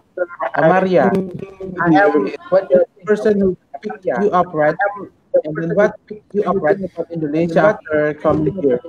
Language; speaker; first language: English; non-native, fluent; Indonesian